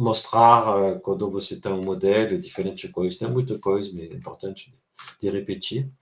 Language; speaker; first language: Portuguese; non-native, fluent; French